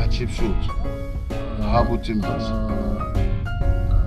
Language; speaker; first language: English; non-native, learner; Arabic